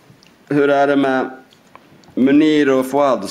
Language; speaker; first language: Swedish; native; Swedish